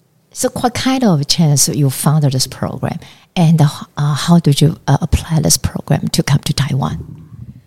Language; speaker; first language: English; non-native, learner; Chinese